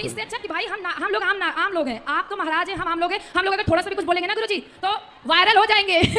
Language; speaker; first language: Hindi; native; Hindi